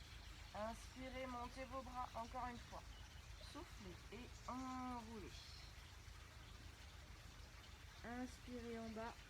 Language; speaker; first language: French; native; French